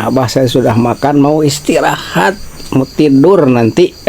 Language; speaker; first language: Indonesian; non-native, local second language; Sundanese